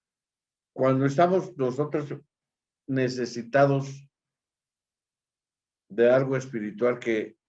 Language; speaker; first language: Spanish; native; Spanish